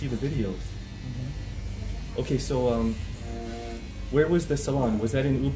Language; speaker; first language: English; native; English